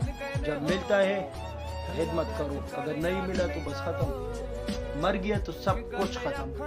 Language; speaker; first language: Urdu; non-native, local second language; Pashto